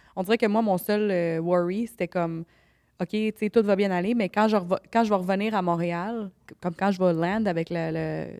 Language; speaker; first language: French; native; French